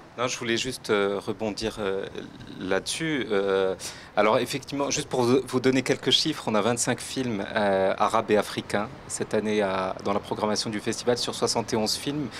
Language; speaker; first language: French; non-native, local second language; Arabic